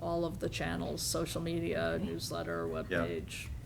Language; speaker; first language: English; native; English